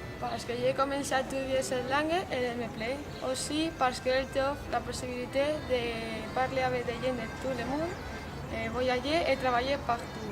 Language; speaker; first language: French; non-native, learner; Spanish